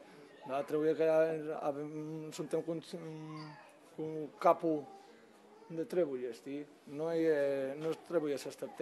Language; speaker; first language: Romanian; non-native, learner; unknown